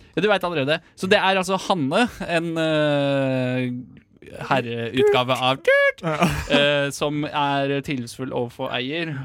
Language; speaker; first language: Norwegian; native; Norwegian